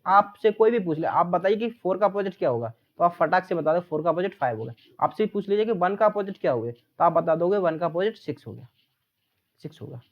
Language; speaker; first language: Hindi; native; Hindi